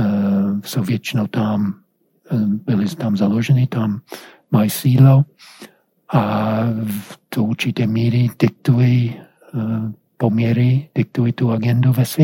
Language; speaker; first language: Czech; non-native, fluent; English